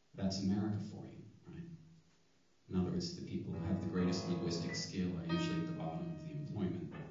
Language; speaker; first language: English; native; English